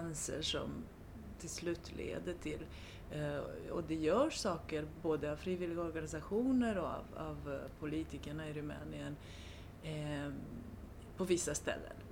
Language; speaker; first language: Swedish; non-native, fluent; Romanian